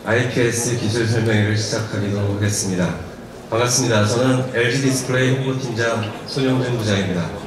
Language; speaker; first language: Korean; native; Korean